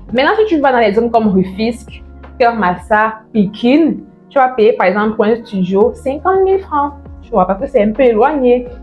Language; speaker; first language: French; native; French